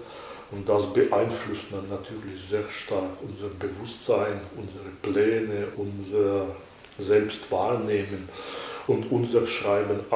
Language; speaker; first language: German; non-native, fluent; Belarusian